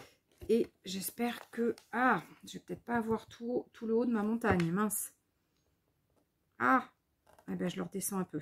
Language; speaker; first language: French; native; French